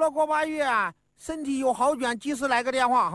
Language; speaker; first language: Chinese; native; Chinese